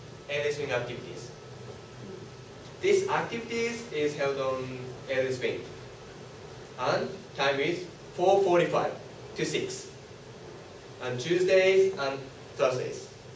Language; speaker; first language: English; non-native, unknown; Japanese